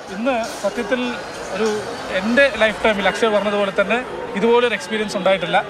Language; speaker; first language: Malayalam; native; Malayalam